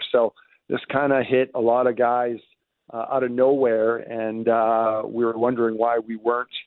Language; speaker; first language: English; native; English